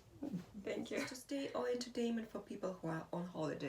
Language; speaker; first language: English; non-native, learner; Russian